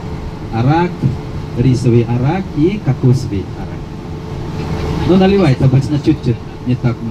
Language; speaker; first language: Russian; non-native, fluent; Balinese